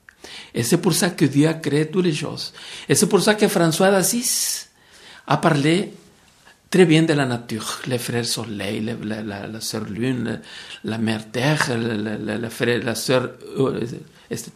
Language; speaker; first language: French; non-native, fluent; Spanish